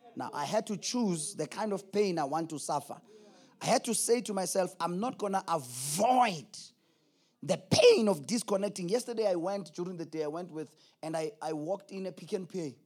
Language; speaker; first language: English; non-native, local second language; Zulu